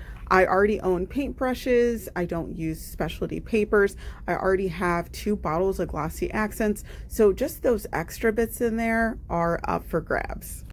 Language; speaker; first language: English; native; English